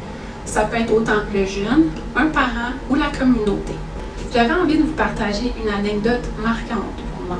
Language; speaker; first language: French; native; French